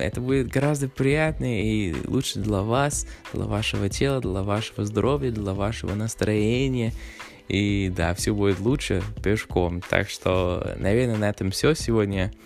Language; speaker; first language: Russian; non-native, fluent; English